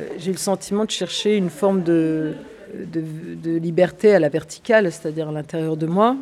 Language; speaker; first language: French; early bilingual, other home language; Arabic